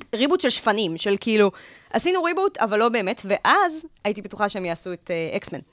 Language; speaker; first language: Hebrew; native; Hebrew